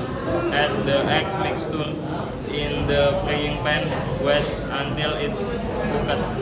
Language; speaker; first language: English; non-native, learner; Indonesian